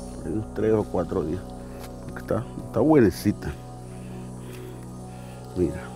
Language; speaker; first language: Spanish; non-native, learner; Haitian Creole